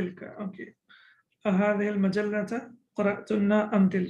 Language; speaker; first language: Arabic; non-native, fluent; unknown